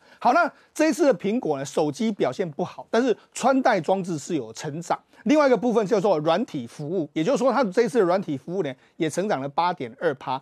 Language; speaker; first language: Chinese; native; Chinese